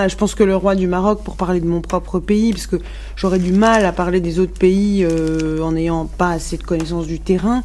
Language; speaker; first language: French; non-native, local second language; Arabic